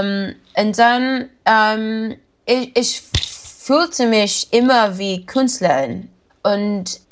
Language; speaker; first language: German; non-native, learner; English